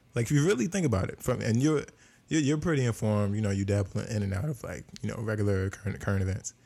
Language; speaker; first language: English; native; English